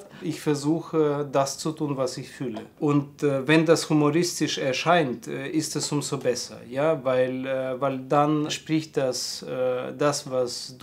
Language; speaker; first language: German; non-native, fluent; Russian